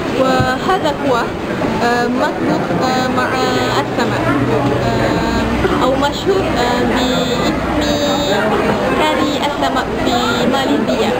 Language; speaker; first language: Arabic; non-native, learner; Malay